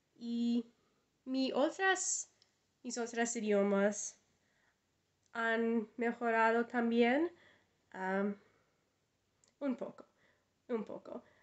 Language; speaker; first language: Spanish; non-native, learner; English